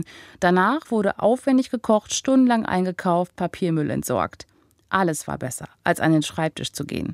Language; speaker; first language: German; native; German